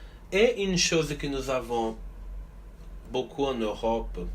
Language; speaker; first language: French; non-native, fluent; Portuguese